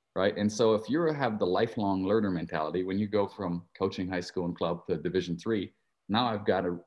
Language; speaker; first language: English; native; English